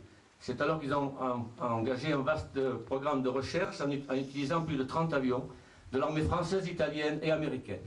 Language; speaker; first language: French; native; French